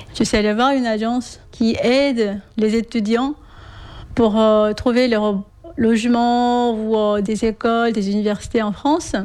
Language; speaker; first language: French; non-native, fluent; Korean